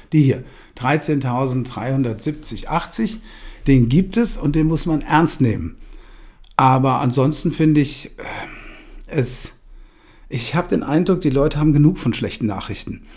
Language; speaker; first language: German; native; German